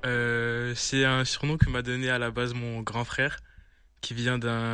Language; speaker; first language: French; native; French